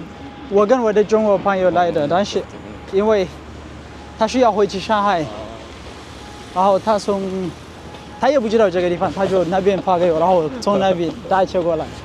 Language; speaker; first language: Chinese; non-native, fluent; Amharic